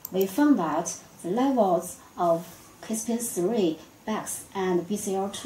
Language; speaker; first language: English; non-native, fluent; Chinese